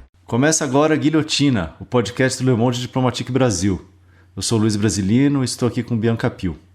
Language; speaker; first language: Portuguese; native; Portuguese